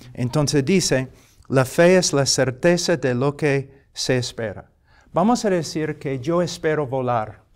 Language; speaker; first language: Spanish; non-native, fluent; English